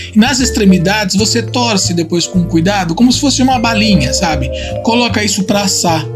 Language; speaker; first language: Portuguese; non-native, fluent; Italian